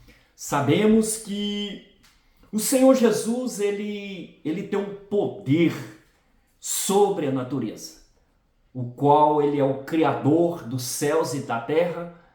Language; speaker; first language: Portuguese; native; Portuguese